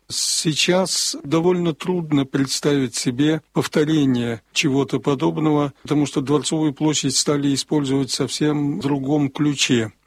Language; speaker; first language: Russian; native; Russian